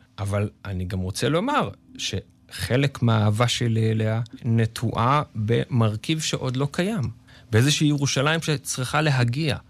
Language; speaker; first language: Hebrew; native; Hebrew